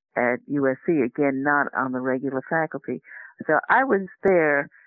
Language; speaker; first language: English; native; English